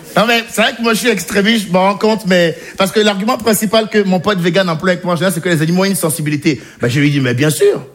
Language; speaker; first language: French; native; French